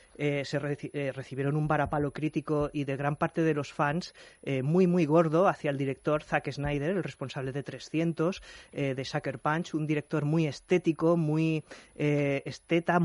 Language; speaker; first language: Spanish; native; Spanish